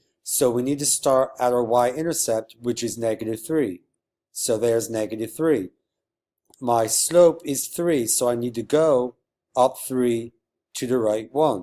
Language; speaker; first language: English; native; English